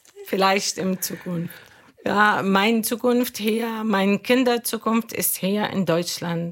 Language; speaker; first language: German; non-native, learner; Arabic